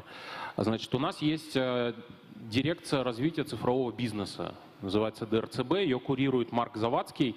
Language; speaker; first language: Russian; native; Russian